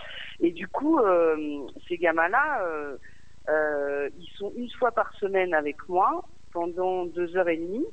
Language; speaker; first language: French; native; French